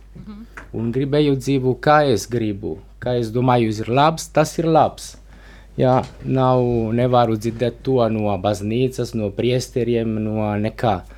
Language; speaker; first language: Latvian; non-native, learner; Italian